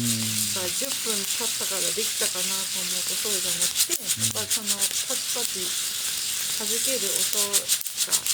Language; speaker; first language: Japanese; native; Japanese